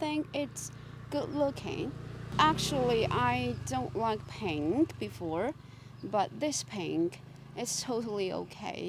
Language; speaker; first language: English; non-native, fluent; Chinese